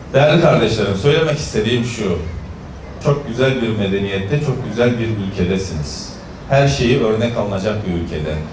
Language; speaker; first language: Turkish; native; Turkish